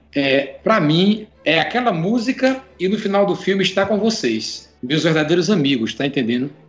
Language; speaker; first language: Portuguese; native; Portuguese